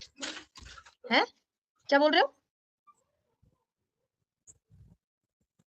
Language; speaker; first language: Hindi; native; Hindi